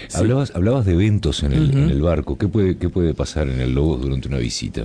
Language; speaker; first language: Spanish; native; Spanish